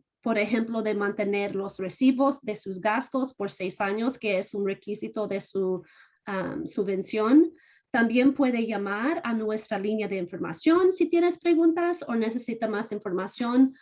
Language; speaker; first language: Spanish; non-native, fluent; English